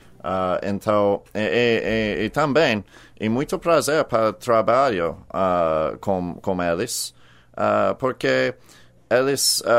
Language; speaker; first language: Portuguese; non-native, learner; English